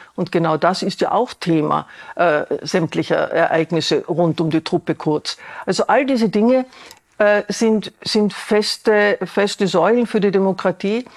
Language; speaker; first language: German; native; German